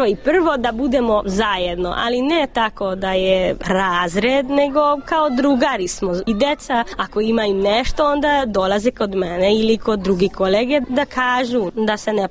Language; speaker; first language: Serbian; non-native, learner; Hungarian